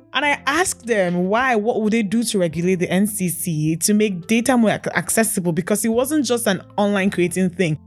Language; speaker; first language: English; non-native, local second language; Igbo